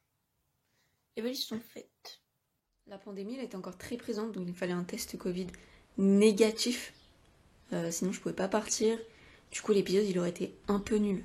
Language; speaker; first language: French; native; French